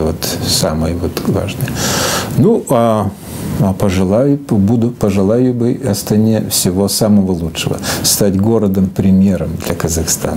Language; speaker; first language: Russian; non-native, fluent; Lithuanian